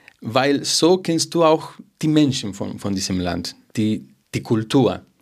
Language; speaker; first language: German; non-native, fluent; Spanish